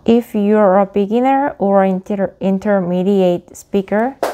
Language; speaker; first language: English; non-native, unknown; Korean